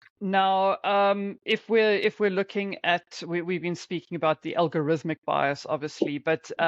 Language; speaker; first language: English; native; English